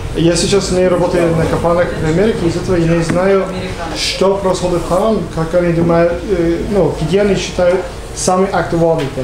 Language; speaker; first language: Russian; non-native, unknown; English